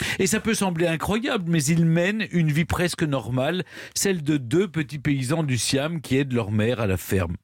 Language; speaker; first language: French; native; French